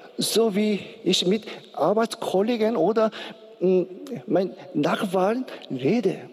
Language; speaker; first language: German; non-native, learner; Korean